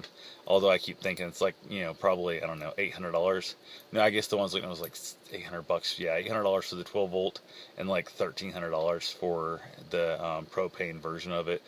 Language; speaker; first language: English; native; English